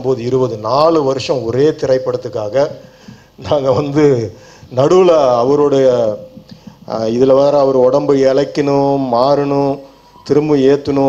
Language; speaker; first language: Tamil; native; Tamil